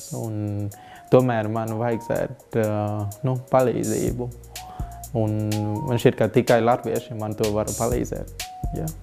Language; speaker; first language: Latvian; non-native, learner; Vietnamese